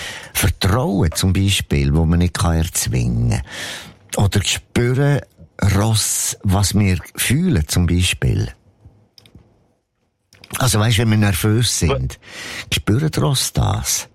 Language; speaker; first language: German; native; German